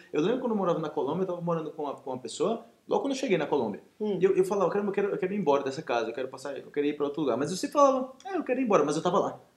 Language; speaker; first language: Portuguese; native; Portuguese